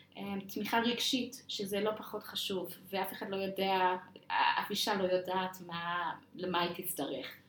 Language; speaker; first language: Hebrew; non-native, fluent; English